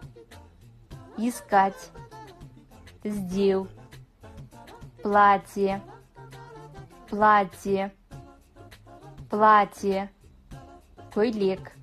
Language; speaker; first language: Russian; non-native, fluent; Kazakh